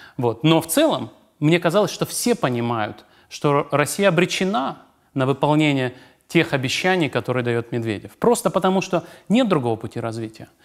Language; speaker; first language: Russian; native; Russian